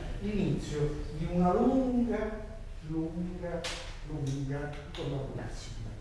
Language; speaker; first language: Italian; native; Italian